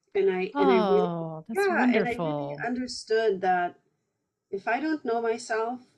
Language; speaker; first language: English; early bilingual, other home language; Polish